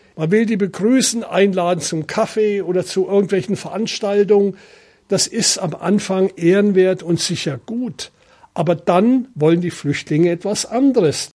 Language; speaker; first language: German; native; German